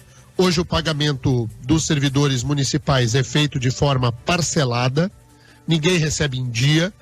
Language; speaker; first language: Portuguese; native; Portuguese